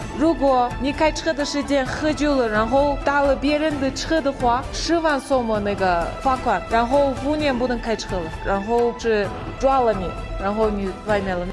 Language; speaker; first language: Chinese; non-native, learner; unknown